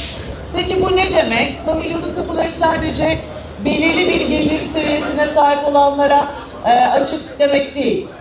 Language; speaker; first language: Turkish; native; Turkish